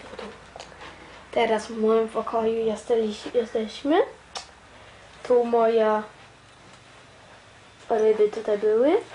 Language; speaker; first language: Polish; early bilingual, other home language; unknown